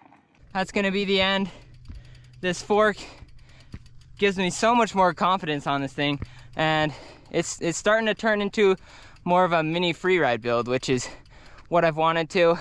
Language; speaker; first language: English; native; English